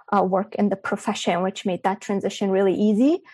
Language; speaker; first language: English; early bilingual, other home language; Bulgarian